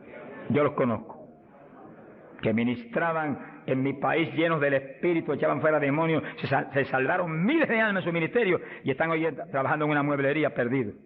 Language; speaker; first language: Spanish; native; Spanish